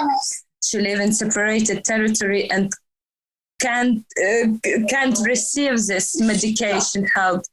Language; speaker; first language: English; non-native, learner; Ukrainian